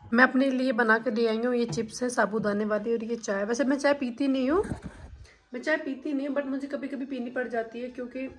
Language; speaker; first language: Hindi; native; Hindi